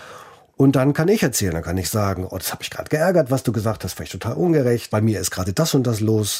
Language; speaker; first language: German; native; German